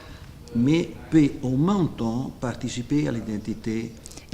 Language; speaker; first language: French; non-native, fluent; Italian